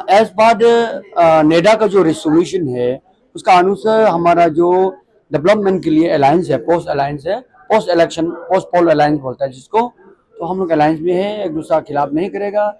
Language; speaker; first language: Hindi; non-native, local second language; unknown